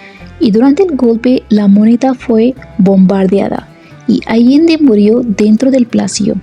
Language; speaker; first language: Spanish; non-native, fluent; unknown